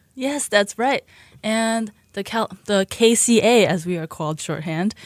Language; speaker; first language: English; early bilingual, other home language; Chinese